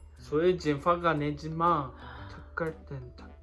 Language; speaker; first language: Korean; non-native, learner; Japanese